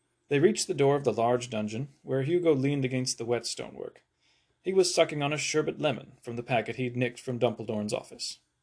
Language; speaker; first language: English; native; English